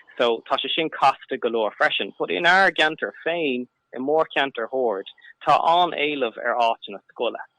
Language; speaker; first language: Irish; non-native, local second language; English